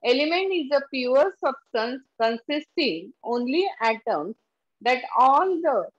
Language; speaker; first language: English; non-native, local second language; Marathi